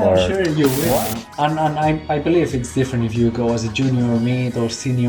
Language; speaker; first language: English; non-native, fluent; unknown